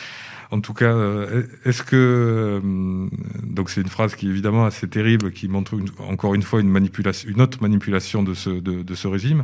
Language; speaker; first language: French; native; French